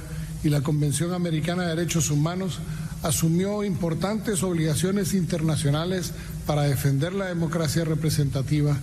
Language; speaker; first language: Spanish; native; Spanish